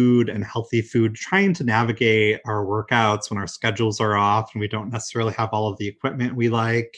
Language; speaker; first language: English; native; English